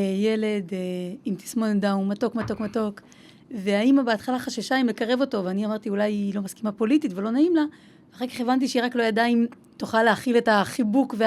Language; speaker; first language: Hebrew; native; Hebrew